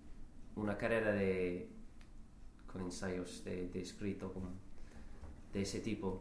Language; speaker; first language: Spanish; non-native, fluent; English